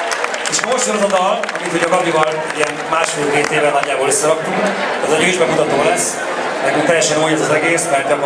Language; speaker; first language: Hungarian; native; Hungarian